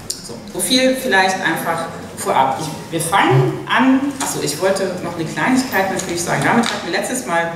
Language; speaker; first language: German; native; German